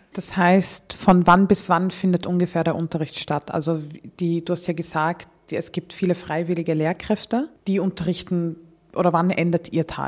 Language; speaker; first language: German; early bilingual, other home language; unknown